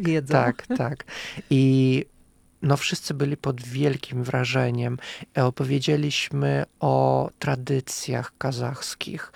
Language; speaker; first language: Polish; non-native, fluent; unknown